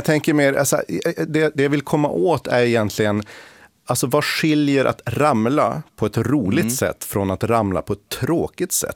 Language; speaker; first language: Swedish; native; Swedish